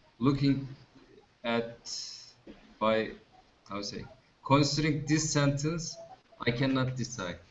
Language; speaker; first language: English; non-native, fluent; Turkish